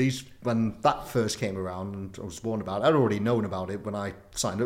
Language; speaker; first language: English; native; English